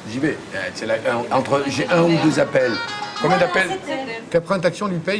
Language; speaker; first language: French; native; French